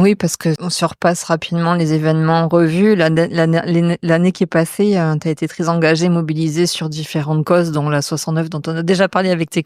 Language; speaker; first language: French; native; French